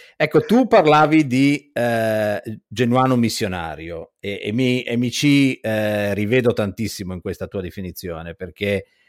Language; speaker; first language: Italian; native; Italian